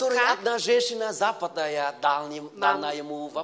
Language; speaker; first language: Russian; non-native, learner; Vietnamese